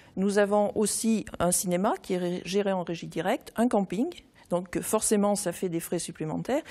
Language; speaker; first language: French; native; French